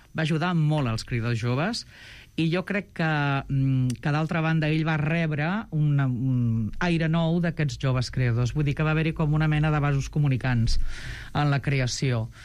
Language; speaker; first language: Catalan; native; Catalan